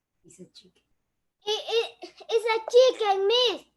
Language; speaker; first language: English; non-native, learner; Spanish